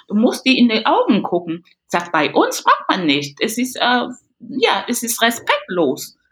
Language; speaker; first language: German; non-native, fluent; French